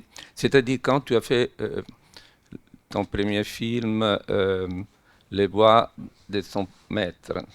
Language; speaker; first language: French; non-native, fluent; Italian